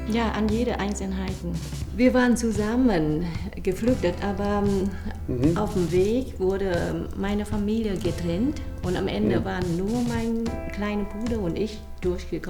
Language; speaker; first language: German; non-native, fluent; Vietnamese